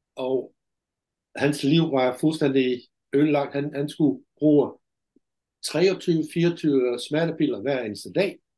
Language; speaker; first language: Danish; non-native, fluent; Dutch